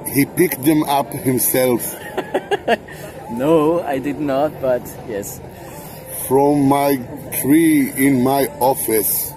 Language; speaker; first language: English; non-native, fluent; Swiss German